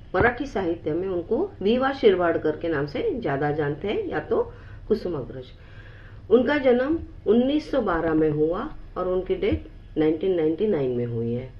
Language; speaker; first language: Hindi; non-native, local second language; Marathi